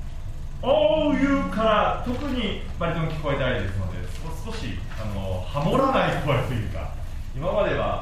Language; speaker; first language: Japanese; native; Japanese